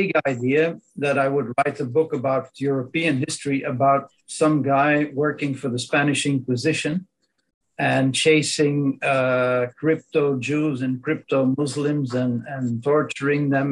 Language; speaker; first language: English; non-native, fluent; Dutch